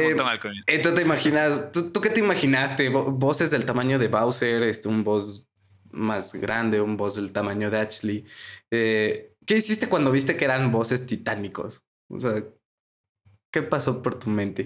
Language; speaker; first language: Spanish; native; Spanish